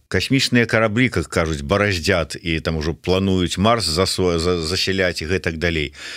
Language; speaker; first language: Belarusian; native; Belarusian